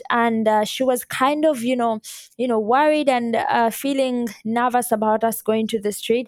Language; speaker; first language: English; non-native, local second language; Ganda